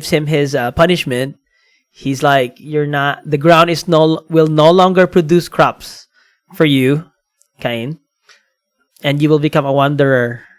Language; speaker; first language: English; non-native, local second language; Filipino